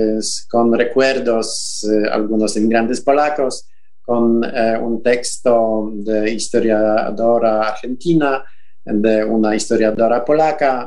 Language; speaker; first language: Spanish; non-native, fluent; Polish